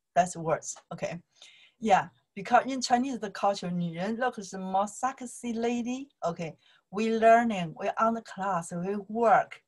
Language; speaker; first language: English; non-native, learner; Chinese